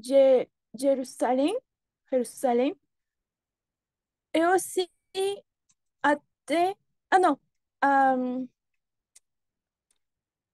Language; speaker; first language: French; non-native, learner; Spanish